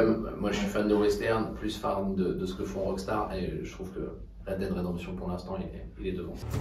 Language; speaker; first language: French; native; French